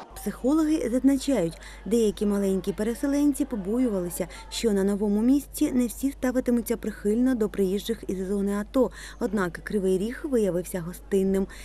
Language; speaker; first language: Ukrainian; native; Ukrainian